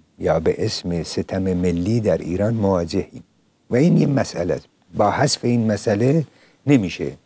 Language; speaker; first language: Persian; non-native, local second language; Central Kurdish